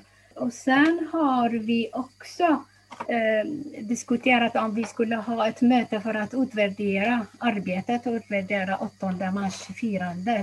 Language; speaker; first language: Swedish; non-native, fluent; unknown